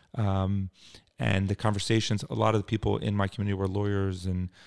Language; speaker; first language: English; native; English